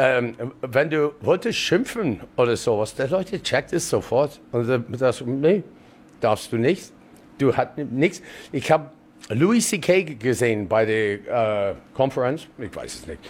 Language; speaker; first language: German; non-native, learner; English